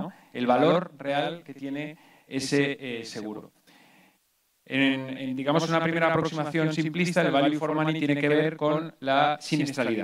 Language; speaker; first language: Spanish; native; Spanish